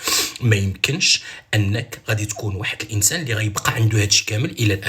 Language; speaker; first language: Arabic; native; Arabic